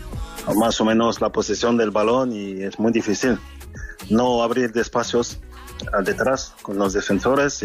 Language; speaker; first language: Spanish; non-native, learner; French